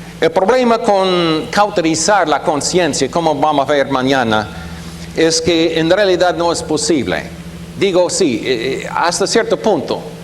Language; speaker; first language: Spanish; non-native, fluent; German